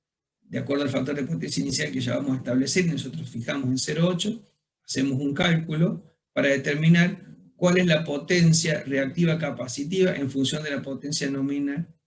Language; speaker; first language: Spanish; native; Spanish